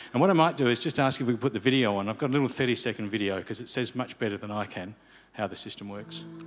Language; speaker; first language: English; native; English